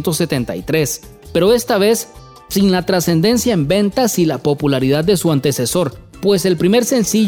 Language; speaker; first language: Spanish; native; Spanish